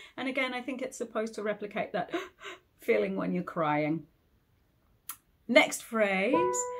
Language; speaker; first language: English; native; English